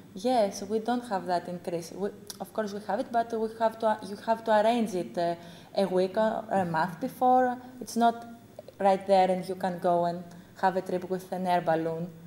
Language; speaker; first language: English; non-native, fluent; Greek